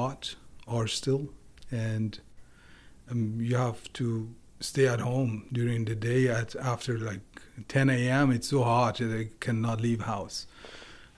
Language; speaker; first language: English; non-native, fluent; Persian